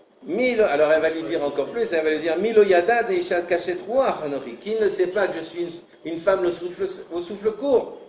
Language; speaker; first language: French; native; French